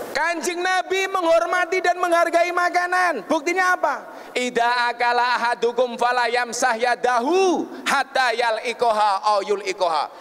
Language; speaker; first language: Indonesian; non-native, local second language; Javanese